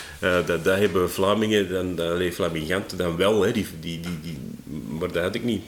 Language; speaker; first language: Dutch; native; Dutch